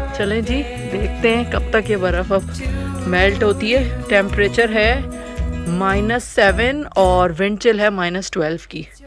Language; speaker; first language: Urdu; native; Urdu